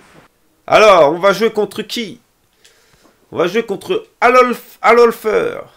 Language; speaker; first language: French; native; French